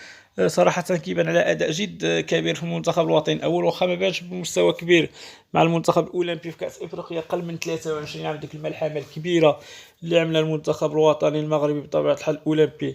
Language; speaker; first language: Arabic; native; Arabic